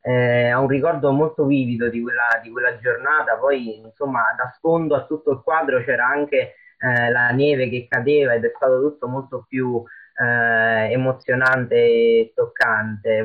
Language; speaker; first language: Italian; native; Italian